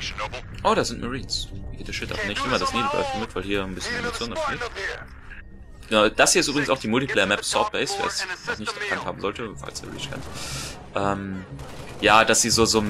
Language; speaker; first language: German; native; German